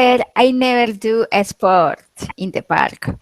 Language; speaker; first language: English; non-native, learner; Spanish